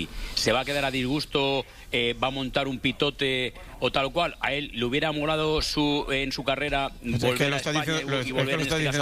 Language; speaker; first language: Spanish; native; Spanish